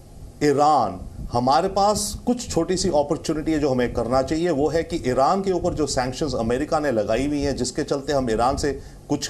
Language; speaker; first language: Hindi; native; Hindi